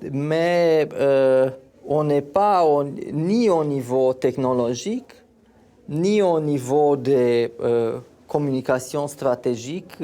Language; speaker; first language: French; non-native, fluent; Romanian